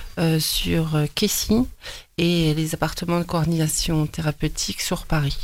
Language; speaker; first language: French; native; French